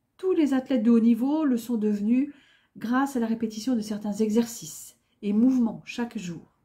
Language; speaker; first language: French; native; French